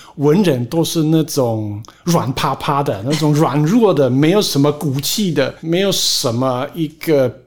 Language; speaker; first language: Chinese; non-native, fluent; German